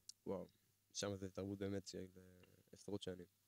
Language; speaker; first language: Hebrew; native; Hebrew